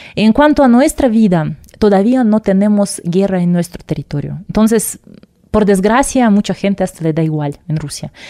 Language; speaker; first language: Spanish; non-native, fluent; Russian